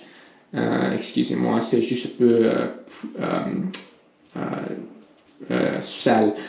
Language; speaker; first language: French; non-native, learner; English